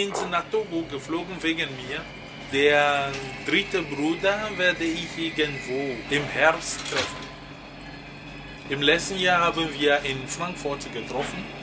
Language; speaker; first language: German; non-native, fluent; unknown